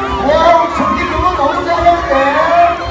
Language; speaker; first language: Korean; native; Korean